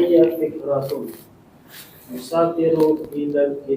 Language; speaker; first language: Arabic; non-native, learner; Filipino